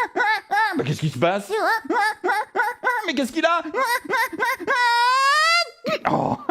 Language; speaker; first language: French; native; French